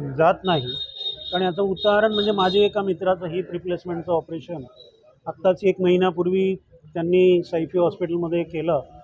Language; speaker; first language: Marathi; native; Marathi